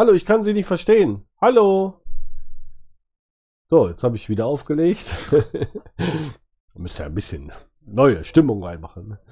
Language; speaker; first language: German; native; German